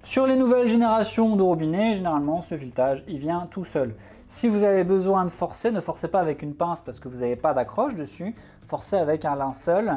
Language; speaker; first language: French; native; French